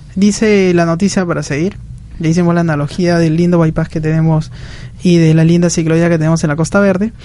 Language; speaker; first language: Spanish; native; Spanish